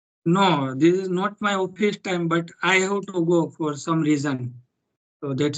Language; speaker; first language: English; non-native, learner; Gujarati